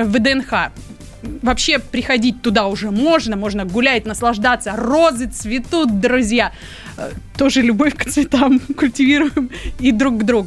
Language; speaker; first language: Russian; native; Russian